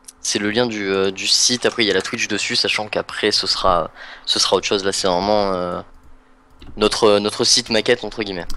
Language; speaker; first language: French; native; French